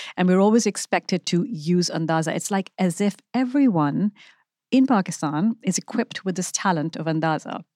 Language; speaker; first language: English; non-native, local second language; Urdu